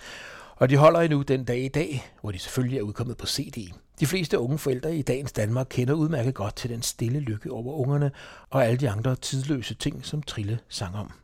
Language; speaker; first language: Danish; native; Danish